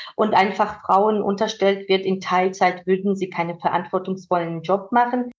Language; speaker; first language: German; non-native, fluent; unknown